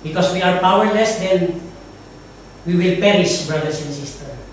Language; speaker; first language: English; non-native, local second language; Filipino